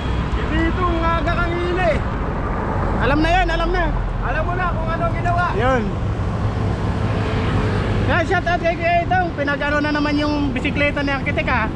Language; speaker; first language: Filipino; non-native, local second language; Bikol